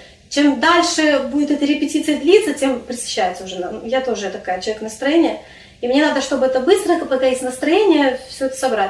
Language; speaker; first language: Russian; non-native, local second language; Crimean Tatar